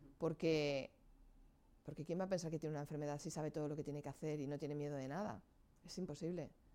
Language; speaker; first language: Spanish; non-native, fluent; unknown